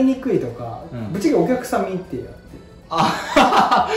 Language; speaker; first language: Japanese; native; Japanese